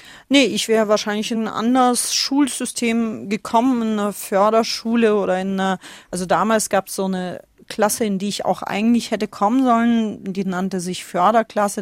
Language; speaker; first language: German; early bilingual, other home language; Russian